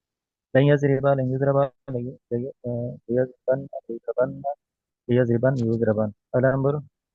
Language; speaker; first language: Arabic; non-native, learner; Urdu